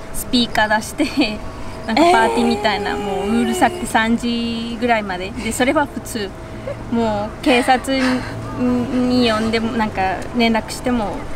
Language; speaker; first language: Japanese; non-native, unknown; Spanish